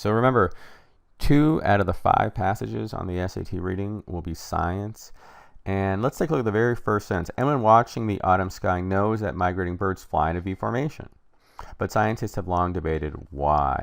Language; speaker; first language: English; native; English